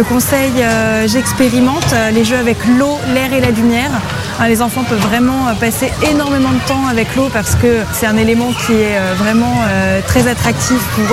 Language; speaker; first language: French; native; French